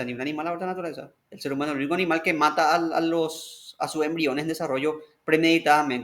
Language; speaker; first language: Spanish; native; Spanish